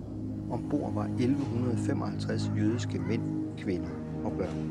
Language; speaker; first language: Danish; native; Danish